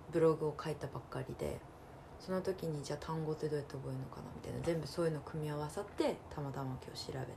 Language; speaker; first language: Japanese; native; Japanese